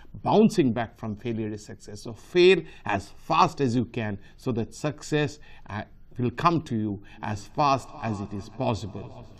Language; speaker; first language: English; non-native, local second language; Bangla